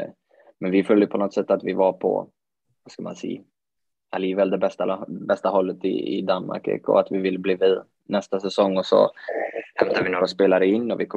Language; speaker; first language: Swedish; native; Swedish